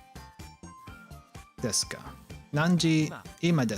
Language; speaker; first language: Japanese; non-native, learner; English